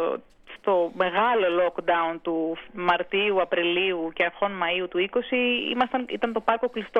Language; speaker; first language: Greek; native; Greek